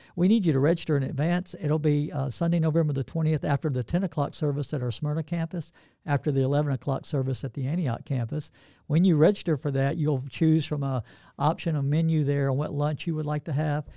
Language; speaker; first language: English; native; English